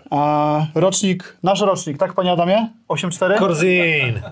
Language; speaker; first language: Polish; native; Polish